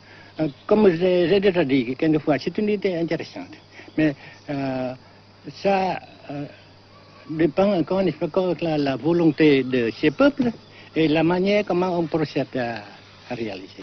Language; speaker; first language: French; non-native, local second language; Vietnamese